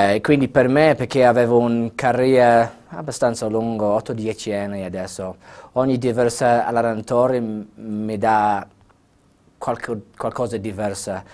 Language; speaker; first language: Italian; non-native, learner; English